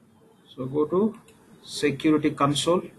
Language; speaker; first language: English; non-native, local second language; Telugu